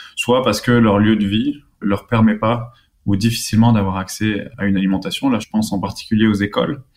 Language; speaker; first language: French; native; French